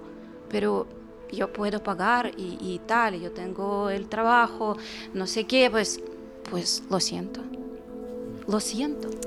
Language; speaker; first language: Spanish; non-native, fluent; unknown